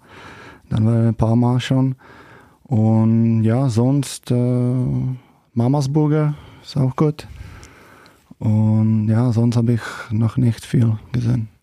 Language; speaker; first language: German; non-native, learner; Czech